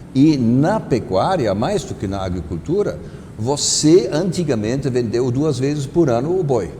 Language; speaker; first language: Portuguese; non-native, fluent; German